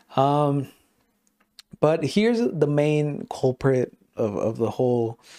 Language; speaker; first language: English; non-native, fluent; Spanish